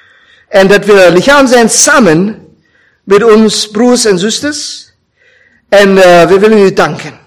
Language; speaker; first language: Dutch; non-native, fluent; German